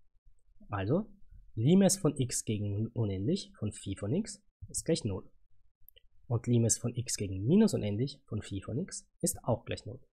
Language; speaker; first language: German; native; German